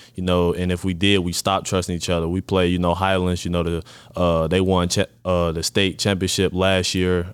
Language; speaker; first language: English; native; English